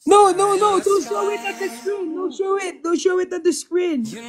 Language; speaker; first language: English; non-native, learner; Filipino